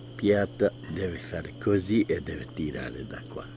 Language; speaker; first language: Italian; non-native, learner; Chinese